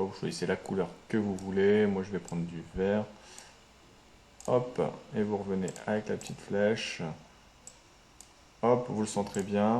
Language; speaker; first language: French; native; French